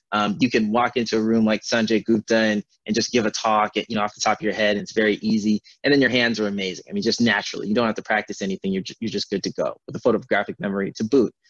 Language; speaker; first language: English; native; English